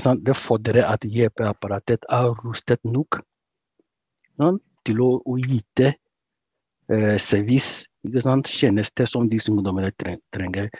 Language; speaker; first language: Norwegian; non-native, fluent; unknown